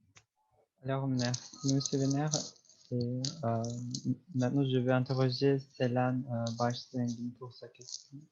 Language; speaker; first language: French; non-native, fluent; Turkish